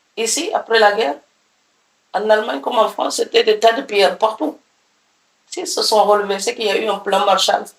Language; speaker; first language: French; non-native, local second language; Serer